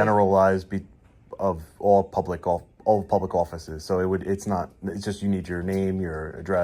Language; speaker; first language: English; native; English